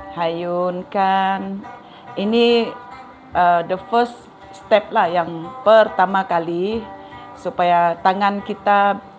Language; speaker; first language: Malay; non-native, local second language; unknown